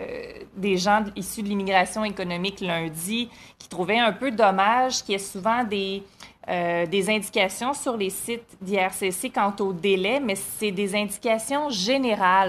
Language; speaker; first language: French; native; French